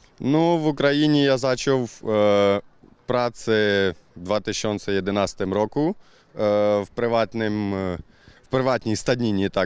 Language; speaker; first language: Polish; non-native, learner; Ukrainian